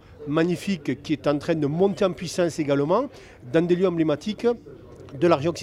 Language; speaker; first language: French; native; French